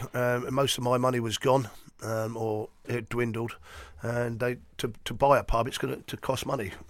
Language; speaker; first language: English; native; English